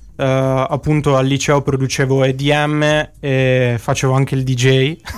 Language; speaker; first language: Italian; native; Italian